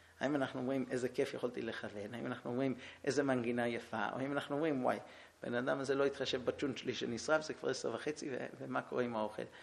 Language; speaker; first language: Hebrew; early bilingual, heritage; Hebrew